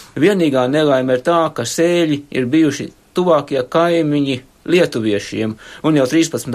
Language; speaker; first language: Latvian; native; Latvian